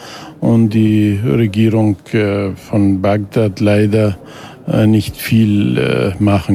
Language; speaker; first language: German; non-native, fluent; Kurdish